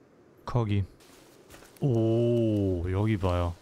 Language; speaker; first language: Korean; non-native, learner; German